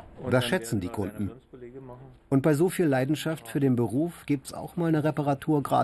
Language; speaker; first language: German; native; German